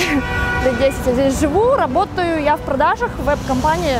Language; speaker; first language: Russian; native; Russian